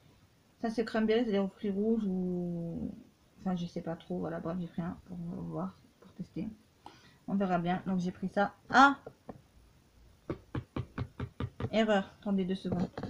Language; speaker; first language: French; native; French